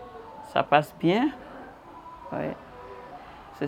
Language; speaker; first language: French; non-native, learner; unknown